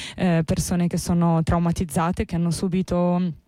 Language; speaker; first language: Italian; native; Italian